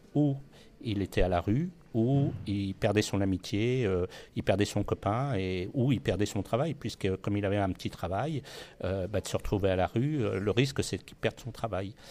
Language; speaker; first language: French; native; French